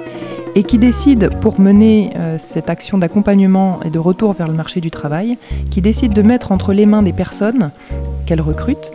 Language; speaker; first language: French; native; French